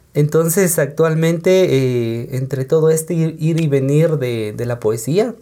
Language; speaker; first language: Spanish; non-native, local second language; Kaqchikel